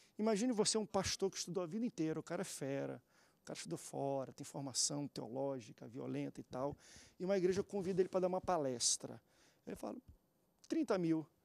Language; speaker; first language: Portuguese; native; Portuguese